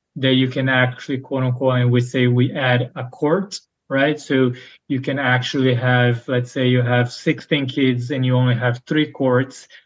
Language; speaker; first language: English; non-native, fluent; Portuguese